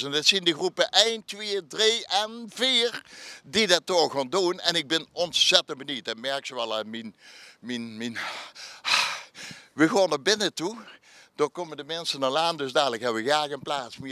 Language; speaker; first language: Dutch; native; Dutch